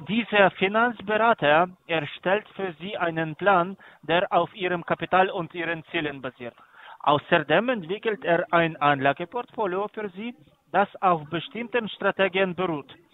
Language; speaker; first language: German; non-native, learner; Greek